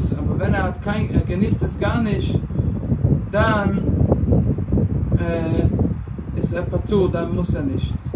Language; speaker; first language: German; non-native, fluent; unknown